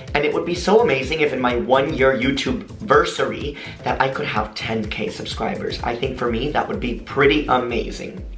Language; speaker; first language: English; native; English